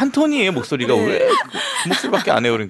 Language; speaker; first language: Korean; native; Korean